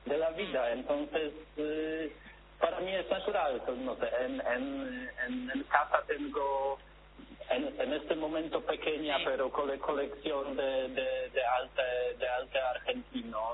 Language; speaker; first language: Spanish; non-native, fluent; Polish